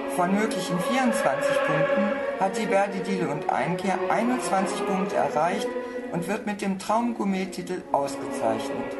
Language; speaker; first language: German; native; German